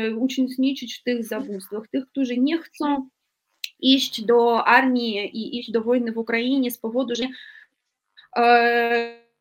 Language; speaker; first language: Polish; non-native, fluent; Russian